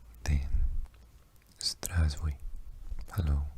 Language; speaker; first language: Russian; non-native, learner; English